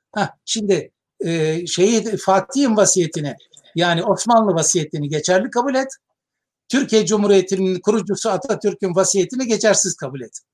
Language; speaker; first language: Turkish; native; Turkish